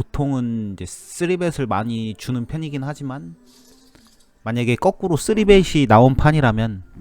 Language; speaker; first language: Korean; native; Korean